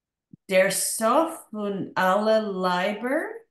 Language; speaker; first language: German; non-native, learner; English